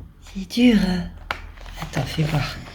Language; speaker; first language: French; native; French